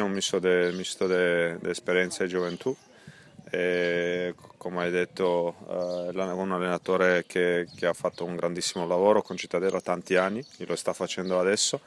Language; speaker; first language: Italian; non-native, fluent; Croatian